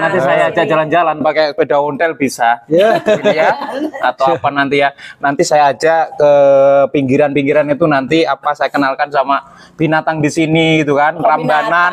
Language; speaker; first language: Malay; non-native, local second language; Javanese